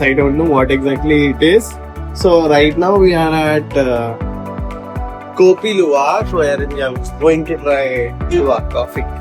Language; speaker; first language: English; non-native, learner; Hindi